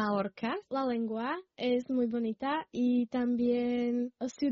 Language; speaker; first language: Spanish; non-native, learner; Slovak